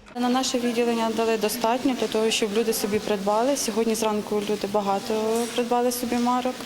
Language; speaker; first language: Ukrainian; native; Ukrainian